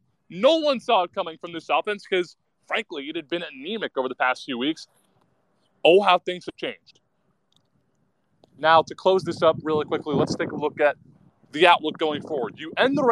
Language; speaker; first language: English; native; English